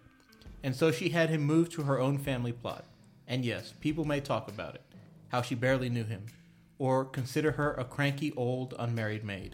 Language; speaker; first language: English; native; English